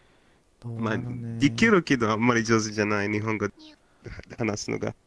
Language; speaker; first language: Japanese; non-native, learner; Arabic